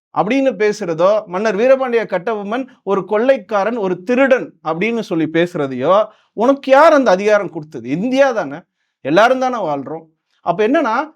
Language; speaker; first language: Tamil; non-native, local second language; Telugu